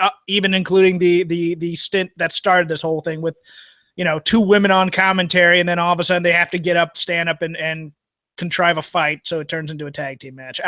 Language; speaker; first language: English; native; English